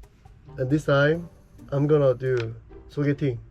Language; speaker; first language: English; non-native, learner; Korean